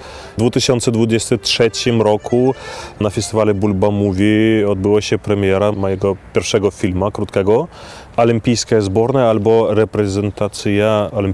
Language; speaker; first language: Polish; non-native, fluent; Belarusian